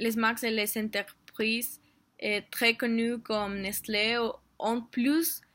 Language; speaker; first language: French; non-native, learner; Spanish